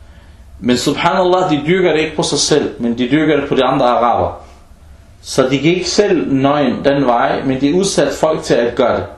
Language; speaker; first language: Danish; early bilingual, other home language; Arabic